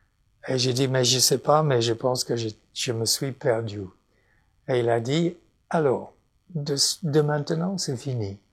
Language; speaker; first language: French; non-native, fluent; English